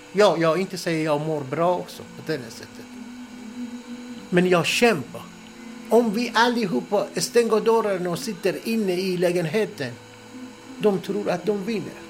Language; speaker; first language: Swedish; non-native, fluent; Persian